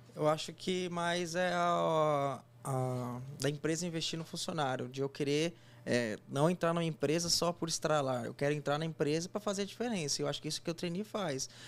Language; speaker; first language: Portuguese; native; Portuguese